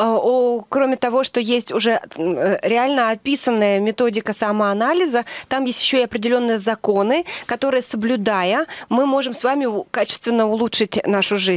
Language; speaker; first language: Russian; native; Russian